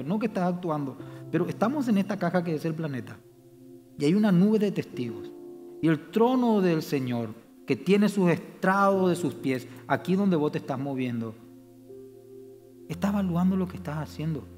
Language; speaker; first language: Spanish; native; Spanish